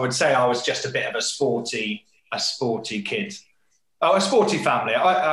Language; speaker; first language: English; native; English